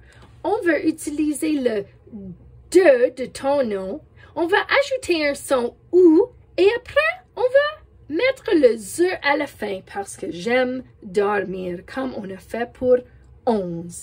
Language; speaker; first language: French; non-native, fluent; English